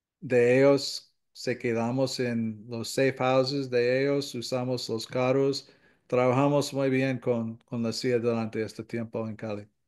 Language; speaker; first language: Spanish; non-native, fluent; English